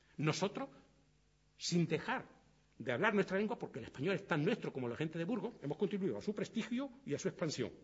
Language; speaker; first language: Spanish; native; Spanish